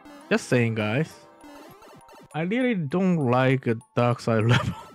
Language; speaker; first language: English; non-native, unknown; Japanese